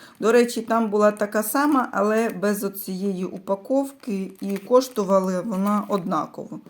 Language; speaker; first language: Ukrainian; native; Ukrainian